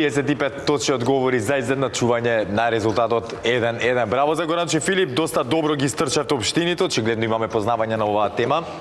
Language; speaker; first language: Macedonian; native; Macedonian